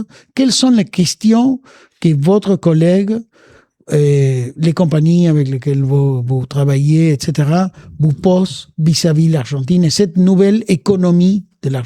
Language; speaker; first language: French; non-native, fluent; Spanish